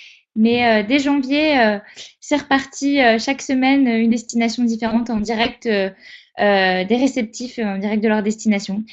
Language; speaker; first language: French; native; French